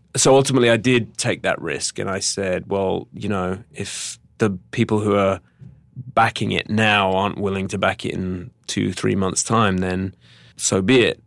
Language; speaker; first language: English; native; English